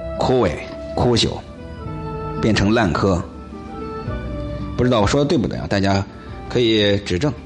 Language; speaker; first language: Chinese; native; Chinese